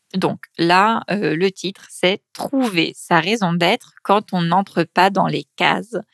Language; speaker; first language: French; native; French